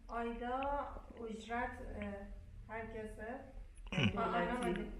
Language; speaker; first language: Turkish; non-native, learner; Persian